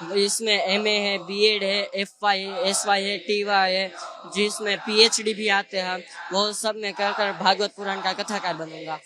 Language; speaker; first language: Hindi; non-native, local second language; Gujarati